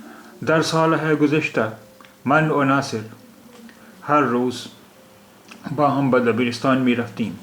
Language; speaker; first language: Persian; non-native, fluent; Urdu